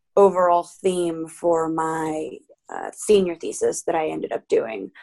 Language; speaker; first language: English; early bilingual, other home language; Spanish